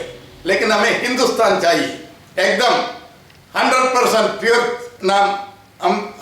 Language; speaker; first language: Hindi; non-native, local second language; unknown